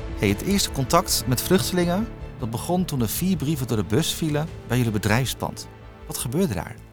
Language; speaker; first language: Dutch; native; Dutch